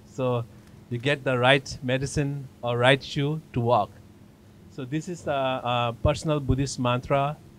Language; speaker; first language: English; non-native, fluent; Tibetan